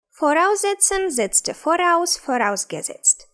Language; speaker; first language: German; non-native, fluent; Ukrainian